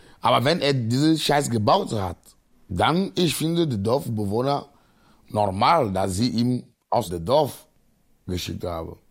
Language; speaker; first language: German; non-native, fluent; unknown